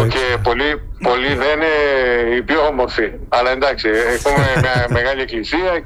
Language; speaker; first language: Greek; early bilingual, heritage; Spanish